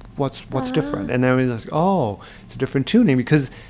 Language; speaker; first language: English; non-native, fluent; German